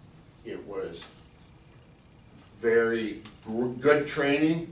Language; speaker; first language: English; native; English